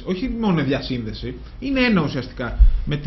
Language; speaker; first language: Greek; native; Greek